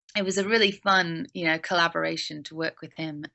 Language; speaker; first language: English; native; English